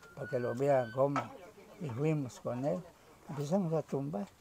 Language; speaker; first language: Spanish; native; Spanish